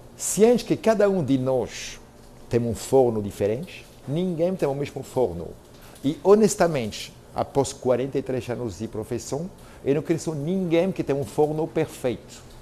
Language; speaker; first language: Portuguese; non-native, fluent; French